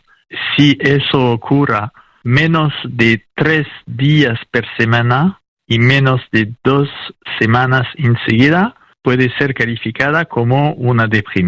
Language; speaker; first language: Spanish; non-native, fluent; French